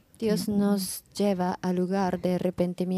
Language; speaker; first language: Spanish; non-native, learner; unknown